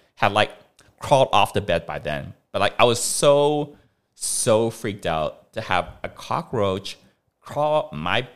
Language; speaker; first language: English; non-native, local second language; Cantonese